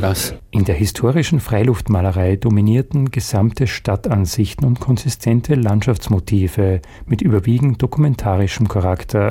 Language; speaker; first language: German; native; German